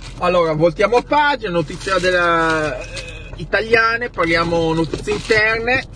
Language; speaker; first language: Italian; native; Italian